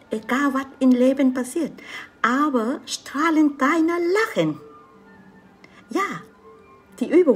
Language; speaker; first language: German; non-native, learner; Vietnamese